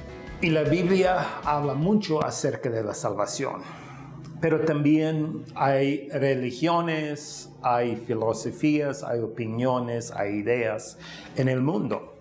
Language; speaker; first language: Spanish; non-native, fluent; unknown